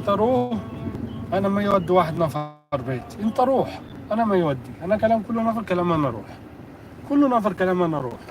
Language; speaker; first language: Arabic; non-native, learner; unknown